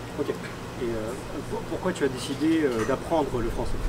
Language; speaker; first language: French; early bilingual, other home language; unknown